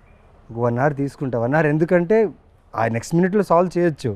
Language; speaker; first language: Telugu; native; Telugu